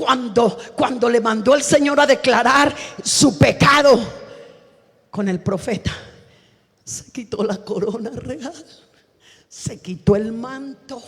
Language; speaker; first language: Spanish; native; Spanish